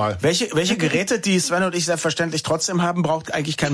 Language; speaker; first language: German; native; German